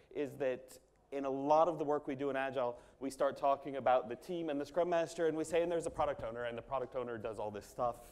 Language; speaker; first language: English; native; English